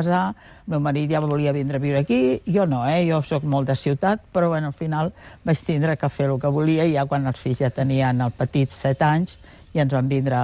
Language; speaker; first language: Catalan; native; Catalan